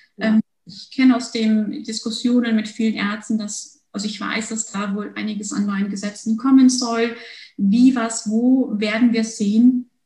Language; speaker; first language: German; early bilingual, other home language; Turkish